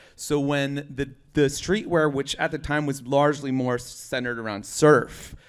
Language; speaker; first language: English; native; English